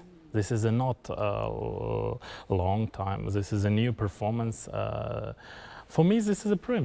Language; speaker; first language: English; non-native, learner; Kazakh